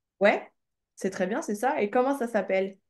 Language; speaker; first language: French; native; French